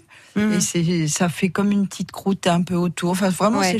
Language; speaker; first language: French; native; French